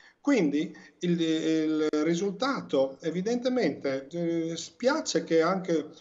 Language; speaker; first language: Italian; native; Italian